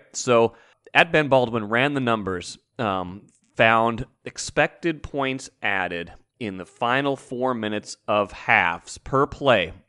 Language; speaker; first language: English; native; English